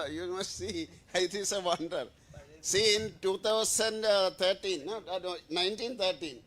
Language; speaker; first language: English; non-native, local second language; Malayalam